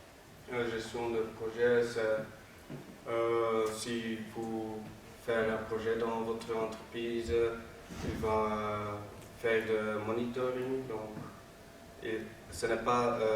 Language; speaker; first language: French; non-native, learner; Dutch